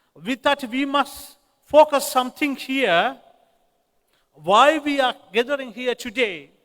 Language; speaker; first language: English; non-native, local second language; Tamil